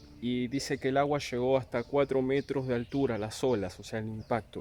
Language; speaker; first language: Spanish; native; Spanish